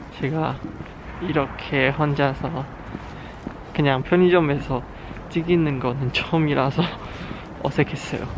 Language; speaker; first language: Korean; non-native, learner; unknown